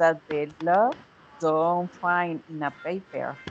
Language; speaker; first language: English; non-native, learner; Spanish